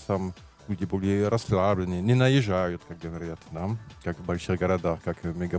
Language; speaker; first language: Russian; non-native, learner; French